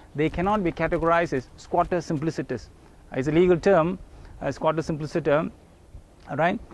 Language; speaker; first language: English; non-native, local second language; Tamil